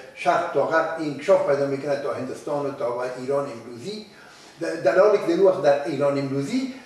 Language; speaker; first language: Persian; native; Persian